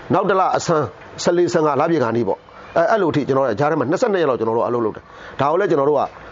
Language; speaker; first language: Burmese; native; Burmese